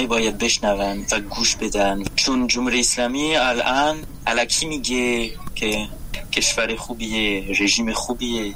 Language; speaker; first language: Persian; non-native, learner; French